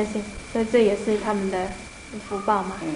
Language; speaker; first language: Chinese; native; Chinese